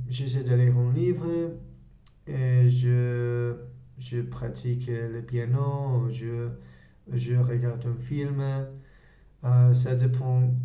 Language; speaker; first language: French; non-native, learner; Spanish